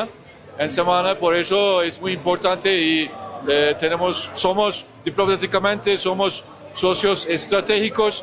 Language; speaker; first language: Spanish; non-native, learner; Turkish